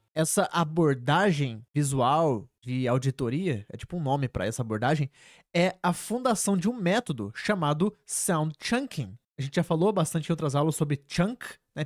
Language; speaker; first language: Portuguese; native; Portuguese